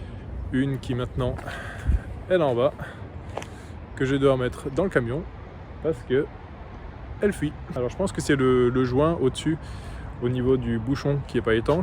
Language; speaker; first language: French; native; French